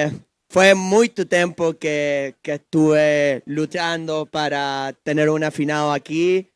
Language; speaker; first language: Portuguese; non-native, learner; Spanish